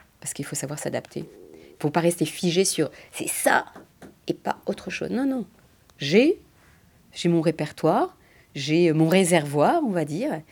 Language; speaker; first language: French; early bilingual, other home language; Spanish